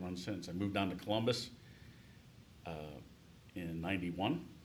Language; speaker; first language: English; native; English